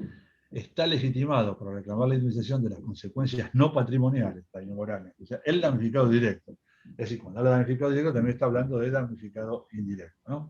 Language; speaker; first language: Spanish; native; Spanish